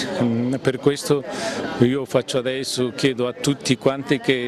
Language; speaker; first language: Italian; non-native, fluent; Persian